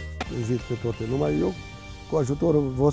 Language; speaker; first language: Romanian; non-native, learner; Arabic